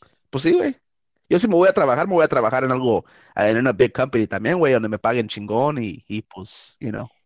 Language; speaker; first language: Spanish; early bilingual, heritage; Spanish